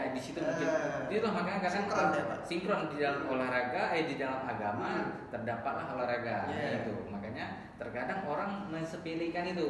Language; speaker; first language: Indonesian; native; Indonesian